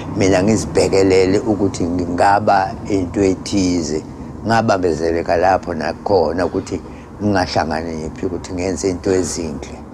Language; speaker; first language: Zulu; native; Zulu